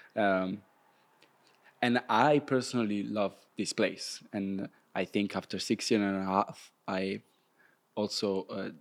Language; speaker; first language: English; non-native, fluent; Italian